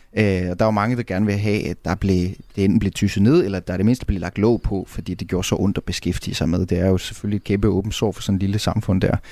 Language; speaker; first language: Danish; native; Danish